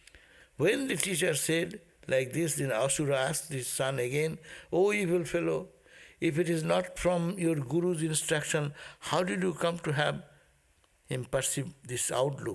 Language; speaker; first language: English; non-native, local second language; Bangla